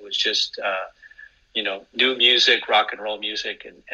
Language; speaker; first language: English; native; English